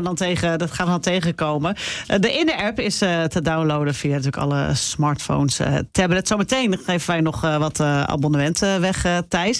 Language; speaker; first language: Dutch; native; Dutch